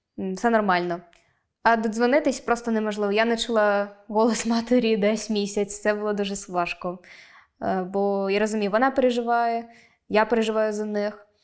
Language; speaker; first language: Ukrainian; non-native, local second language; Russian